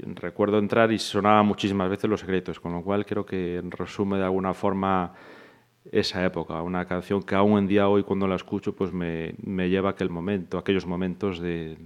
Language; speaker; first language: Spanish; native; Spanish